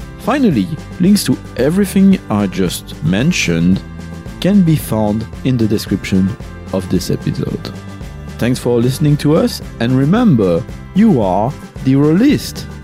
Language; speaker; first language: English; non-native, fluent; French